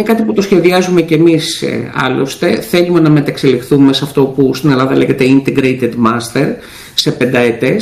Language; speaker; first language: Greek; native; Greek